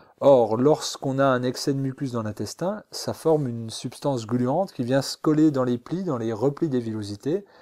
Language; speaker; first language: French; native; French